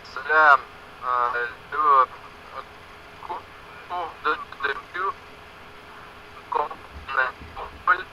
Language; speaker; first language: French; non-native, learner; Russian